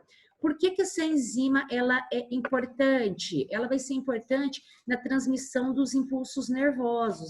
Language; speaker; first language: Portuguese; native; Portuguese